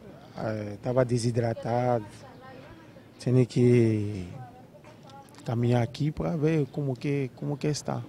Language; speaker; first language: Spanish; non-native, learner; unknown